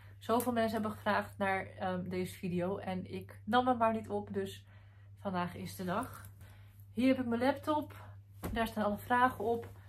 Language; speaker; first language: Dutch; early bilingual, other home language; Arabic